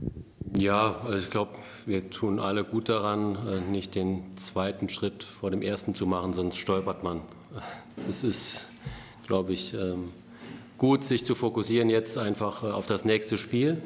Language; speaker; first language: German; native; German